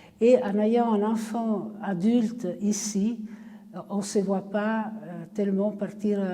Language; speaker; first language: French; non-native, fluent; Italian